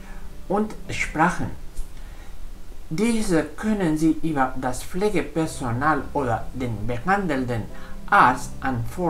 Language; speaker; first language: German; non-native, fluent; Spanish